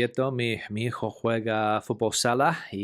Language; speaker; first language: Spanish; non-native, fluent; English